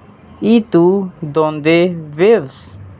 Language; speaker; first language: Spanish; non-native, fluent; Hindi